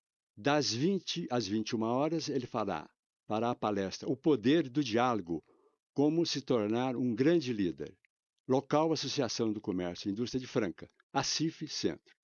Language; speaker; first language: Portuguese; native; Portuguese